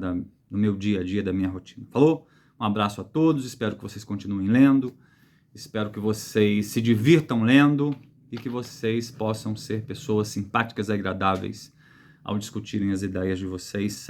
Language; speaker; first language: Portuguese; native; Portuguese